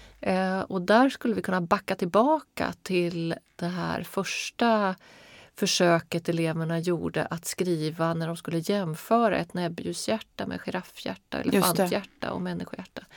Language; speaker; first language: Swedish; native; Swedish